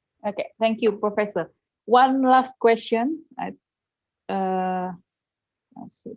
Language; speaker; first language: English; non-native, fluent; Indonesian